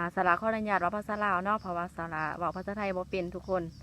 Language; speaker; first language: Lao; non-native, local second language; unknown